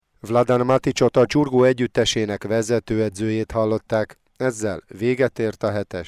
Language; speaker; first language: Hungarian; native; Hungarian